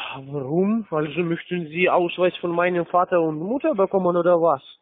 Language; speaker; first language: German; non-native, learner; Russian